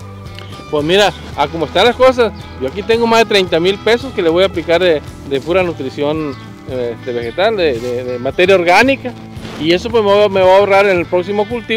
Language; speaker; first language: Spanish; native; Spanish